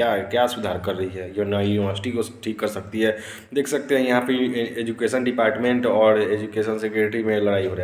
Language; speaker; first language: Hindi; native; Hindi